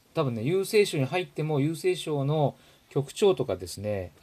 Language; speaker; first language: Japanese; native; Japanese